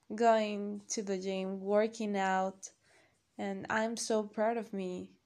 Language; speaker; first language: English; non-native, learner; Spanish